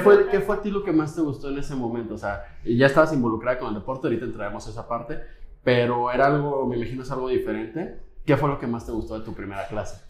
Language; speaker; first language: Spanish; native; Spanish